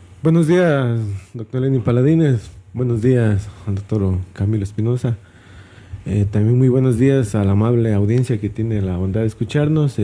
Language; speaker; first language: Spanish; native; Spanish